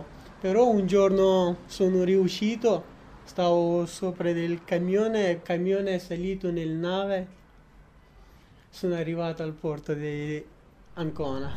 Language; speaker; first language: Italian; non-native, learner; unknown